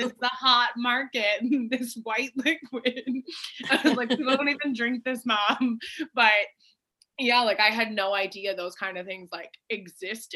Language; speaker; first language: English; native; English